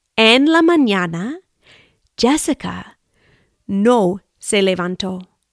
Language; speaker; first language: Spanish; non-native, fluent; English